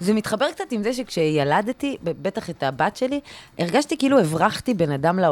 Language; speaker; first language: Hebrew; native; Hebrew